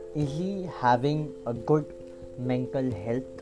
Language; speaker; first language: English; non-native, local second language; Bangla